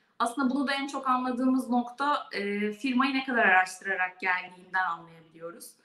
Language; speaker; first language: Turkish; native; Turkish